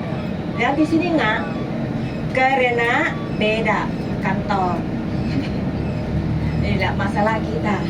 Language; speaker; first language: Indonesian; non-native, learner; Thai